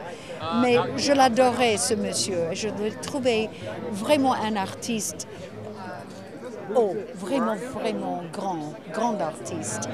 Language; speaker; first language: French; non-native, fluent; English